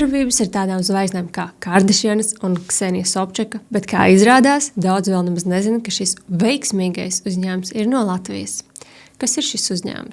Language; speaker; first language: Latvian; native; Latvian